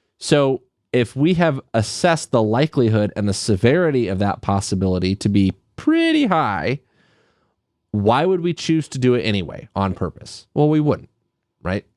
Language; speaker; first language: English; native; English